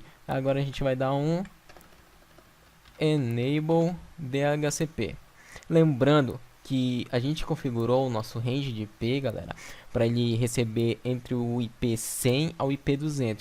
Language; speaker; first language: Portuguese; native; Portuguese